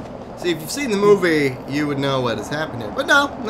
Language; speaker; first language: English; native; English